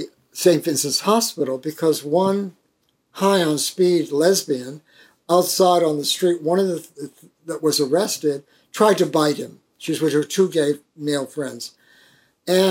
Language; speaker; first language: English; native; English